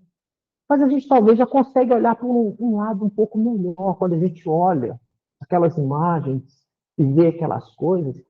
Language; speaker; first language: Portuguese; native; Portuguese